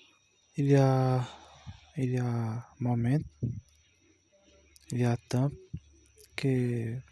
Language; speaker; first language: French; non-native, learner; Portuguese